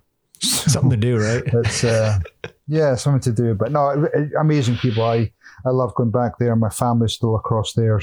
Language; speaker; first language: English; native; English